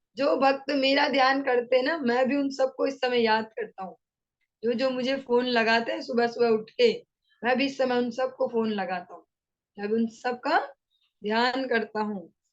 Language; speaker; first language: Hindi; non-native, local second language; Bangla